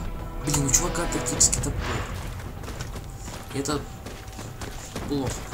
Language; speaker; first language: Russian; native; Russian